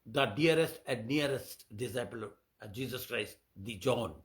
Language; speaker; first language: English; non-native, local second language; Hindi